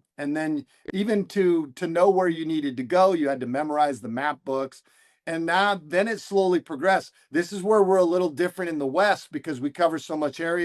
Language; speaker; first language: English; native; English